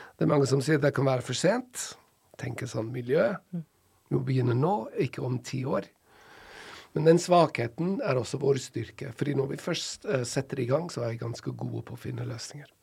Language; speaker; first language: Norwegian; non-native, fluent; English